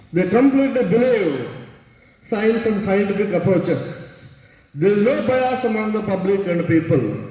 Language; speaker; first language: English; non-native, local second language; Telugu